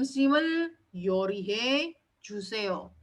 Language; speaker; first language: Korean; non-native, fluent; Indonesian